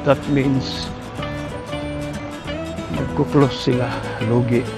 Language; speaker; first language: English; non-native, local second language; Filipino